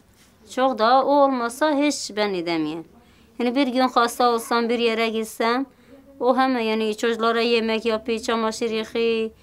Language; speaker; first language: Turkish; non-native, local second language; Kurdish